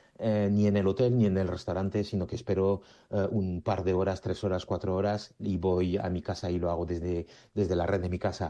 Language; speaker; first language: Spanish; native; Spanish